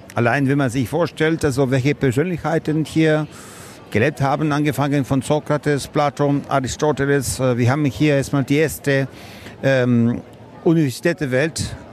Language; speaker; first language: German; non-native, fluent; Greek